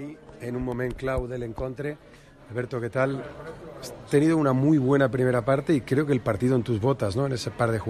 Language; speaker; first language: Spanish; non-native, local second language; Catalan